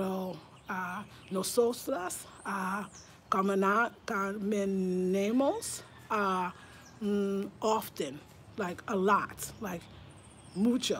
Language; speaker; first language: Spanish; non-native, learner; English